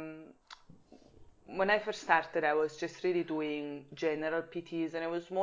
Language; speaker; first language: English; non-native, fluent; Italian